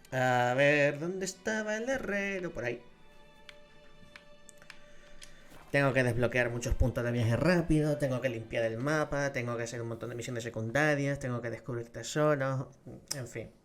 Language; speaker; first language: Spanish; native; Spanish